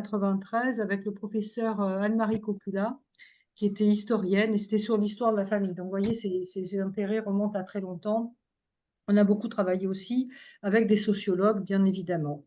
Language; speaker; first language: French; native; French